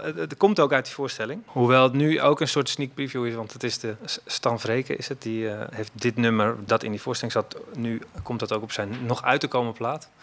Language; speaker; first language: Dutch; native; Dutch